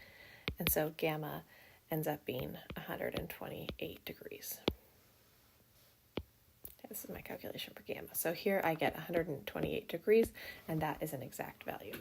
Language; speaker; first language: English; native; English